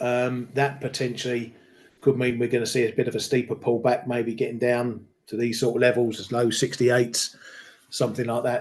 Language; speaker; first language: English; native; English